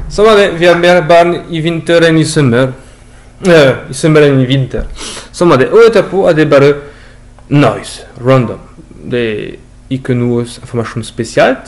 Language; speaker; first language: Norwegian; non-native, learner; French